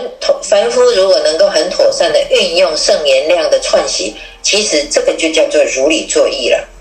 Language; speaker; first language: Chinese; native; Chinese